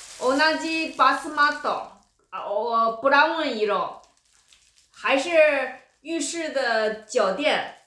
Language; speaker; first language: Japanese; non-native, fluent; Chinese